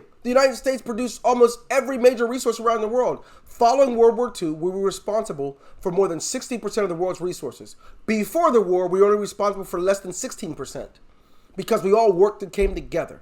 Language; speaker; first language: English; native; English